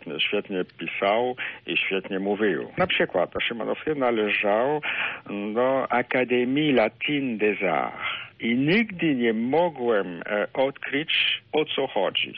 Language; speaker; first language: Polish; non-native, fluent; French